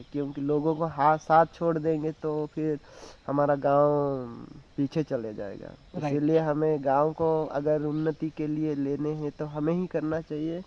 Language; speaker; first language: Hindi; non-native, local second language; Odia